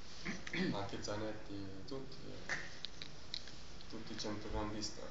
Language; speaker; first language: Italian; non-native, learner; German